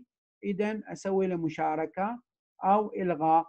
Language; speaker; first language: Arabic; native; Arabic